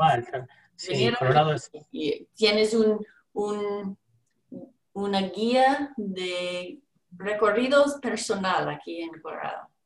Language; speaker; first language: Spanish; non-native, learner; English